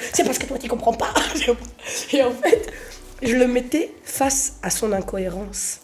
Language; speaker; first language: French; native; French